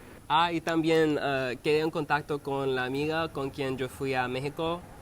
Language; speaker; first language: Spanish; non-native, learner; English